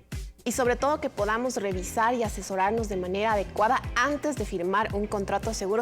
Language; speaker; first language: Spanish; native; Spanish